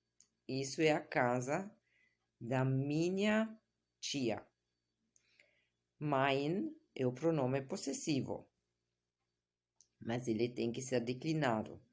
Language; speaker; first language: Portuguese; non-native, fluent; German